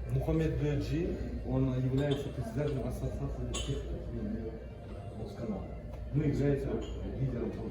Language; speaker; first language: Russian; non-native, local second language; Turkmen